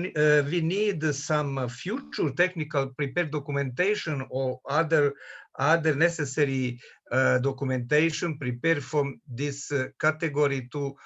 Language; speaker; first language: English; non-native, learner; Serbian